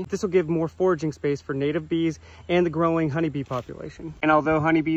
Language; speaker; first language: English; native; English